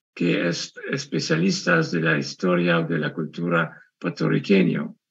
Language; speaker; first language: Spanish; non-native, fluent; French